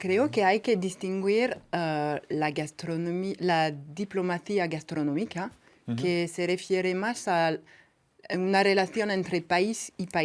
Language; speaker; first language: Spanish; non-native, fluent; French